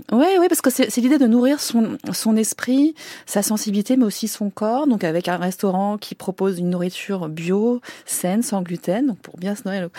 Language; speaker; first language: French; native; French